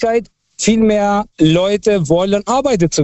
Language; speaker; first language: German; early bilingual, other home language; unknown